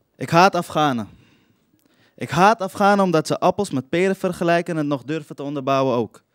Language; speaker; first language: Dutch; early bilingual, other home language; Persian